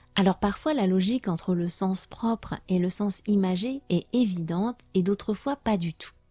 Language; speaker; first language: French; native; French